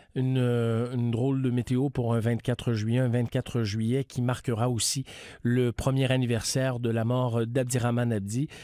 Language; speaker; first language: French; native; French